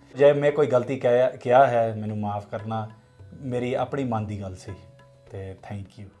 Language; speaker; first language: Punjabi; non-native, fluent; English